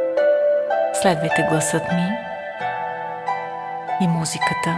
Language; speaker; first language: Bulgarian; native; Bulgarian